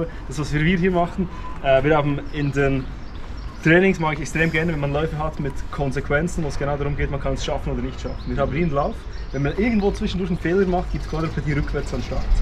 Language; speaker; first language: German; native; German